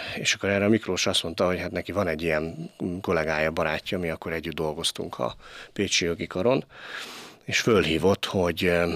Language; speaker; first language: Hungarian; native; Hungarian